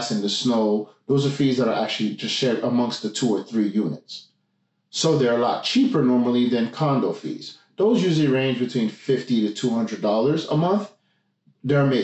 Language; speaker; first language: English; native; English